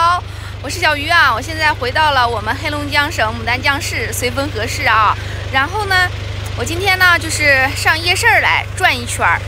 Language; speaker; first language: Chinese; native; Chinese